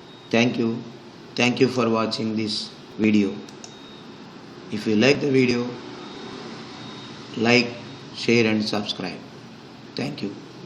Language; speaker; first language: English; non-native, local second language; Telugu